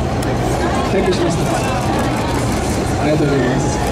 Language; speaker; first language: Japanese; non-native, learner; Korean